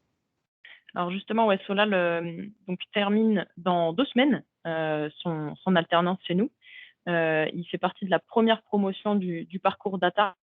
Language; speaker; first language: French; native; French